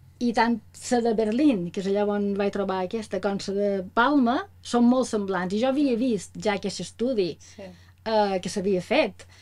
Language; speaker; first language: Catalan; native; Catalan